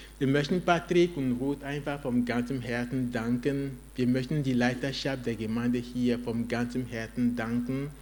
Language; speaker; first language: German; non-native, fluent; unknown